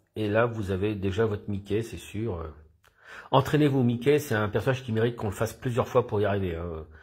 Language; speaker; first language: French; native; French